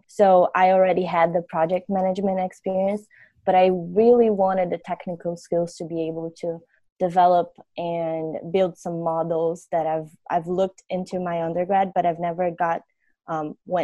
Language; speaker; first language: English; non-native, fluent; Portuguese